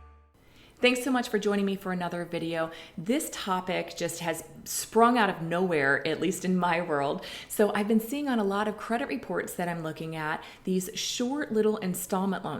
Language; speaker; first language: English; native; English